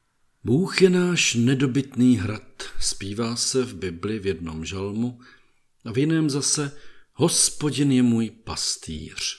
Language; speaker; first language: Czech; native; Czech